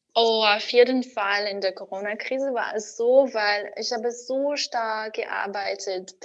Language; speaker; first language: German; non-native, fluent; Russian